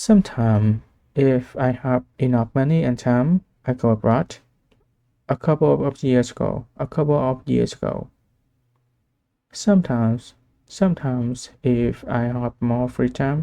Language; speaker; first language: English; non-native, learner; Vietnamese